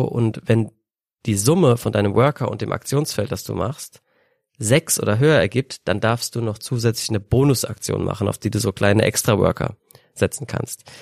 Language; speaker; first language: German; native; German